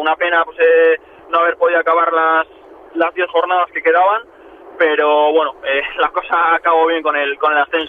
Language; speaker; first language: Spanish; native; Spanish